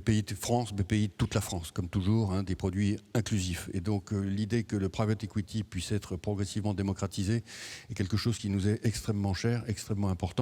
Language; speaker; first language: French; native; French